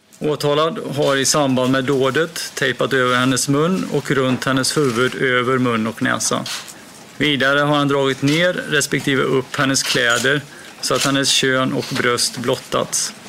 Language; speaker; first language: Swedish; native; Swedish